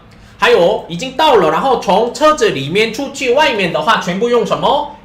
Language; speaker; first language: Chinese; non-native, fluent; Korean